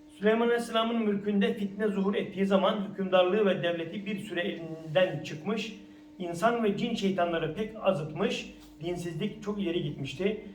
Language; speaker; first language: Turkish; native; Turkish